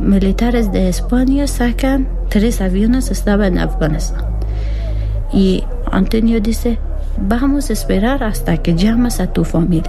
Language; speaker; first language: Spanish; non-native, learner; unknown